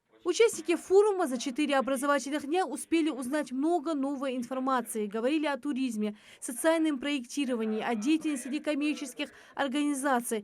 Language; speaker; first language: Russian; native; Russian